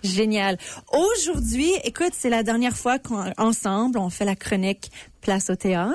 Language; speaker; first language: French; native; French